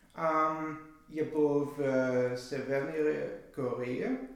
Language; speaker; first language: Russian; non-native, learner; German